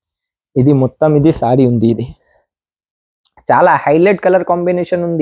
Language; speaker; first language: Telugu; non-native, local second language; Urdu